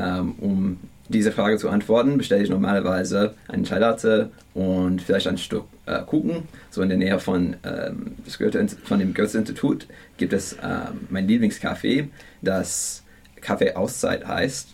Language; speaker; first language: German; non-native, learner; English